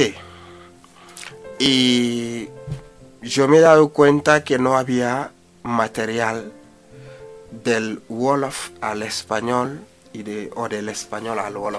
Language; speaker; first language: Spanish; non-native, fluent; Wolof